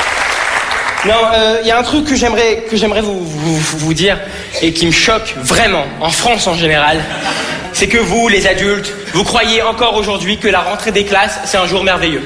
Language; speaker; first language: French; native; French